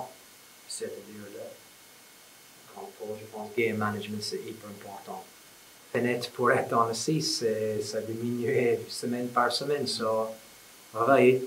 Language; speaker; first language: French; non-native, fluent; English